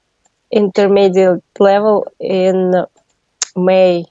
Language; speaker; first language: English; non-native, learner; Russian